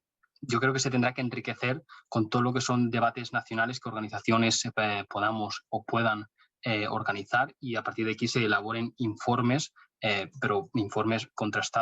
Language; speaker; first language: Spanish; native; Spanish